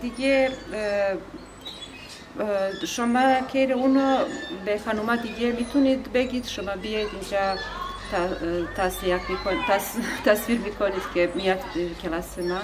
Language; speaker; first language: Persian; non-native, learner; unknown